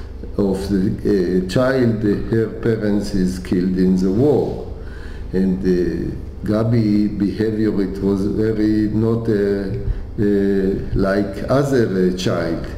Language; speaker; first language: English; non-native, learner; Hebrew